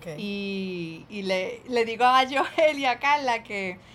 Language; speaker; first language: Spanish; early bilingual, heritage; Spanish